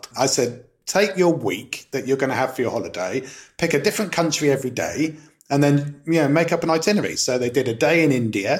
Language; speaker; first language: English; native; English